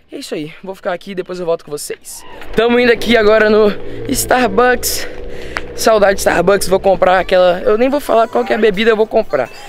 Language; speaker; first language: Portuguese; early bilingual, heritage; Portuguese